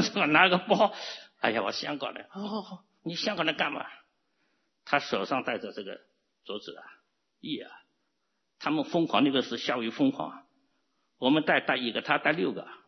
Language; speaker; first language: Chinese; non-native, local second language; Cantonese